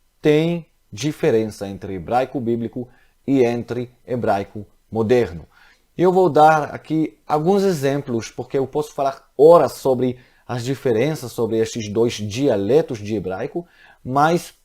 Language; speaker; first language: Portuguese; non-native, fluent; Hebrew